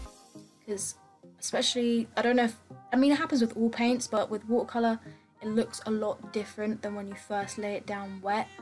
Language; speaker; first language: English; native; English